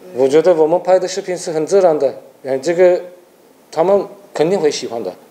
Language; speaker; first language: Chinese; non-native, fluent; Turkish